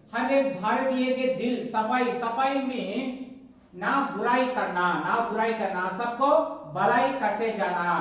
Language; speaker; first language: Hindi; non-native, local second language; Telugu